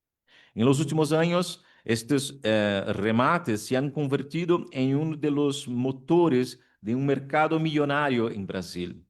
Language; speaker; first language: Spanish; non-native, fluent; Portuguese